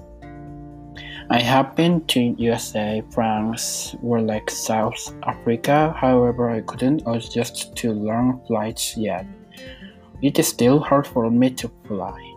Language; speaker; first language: English; non-native, learner; Korean